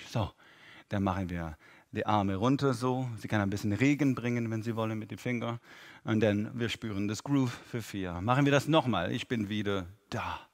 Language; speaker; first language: German; non-native, fluent; English